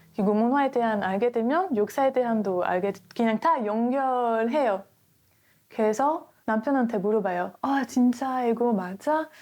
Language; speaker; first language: Korean; non-native, learner; French